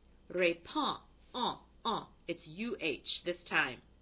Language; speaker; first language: English; native; English